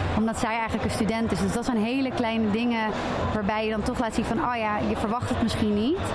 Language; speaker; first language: Dutch; native; Dutch